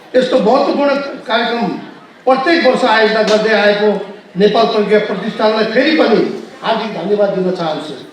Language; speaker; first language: Nepali; non-native, local second language; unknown